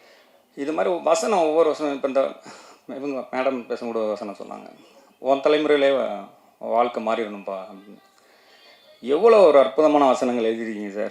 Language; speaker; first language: Tamil; native; Tamil